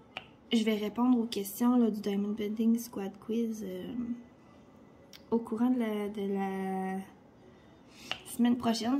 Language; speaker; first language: French; native; French